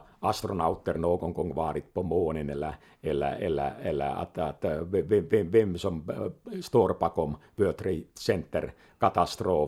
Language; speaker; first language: Swedish; non-native, local second language; Finnish